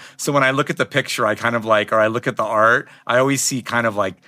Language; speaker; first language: English; native; English